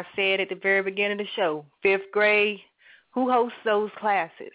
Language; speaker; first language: English; native; English